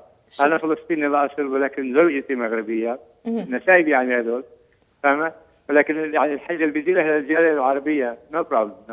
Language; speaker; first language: Arabic; native; Arabic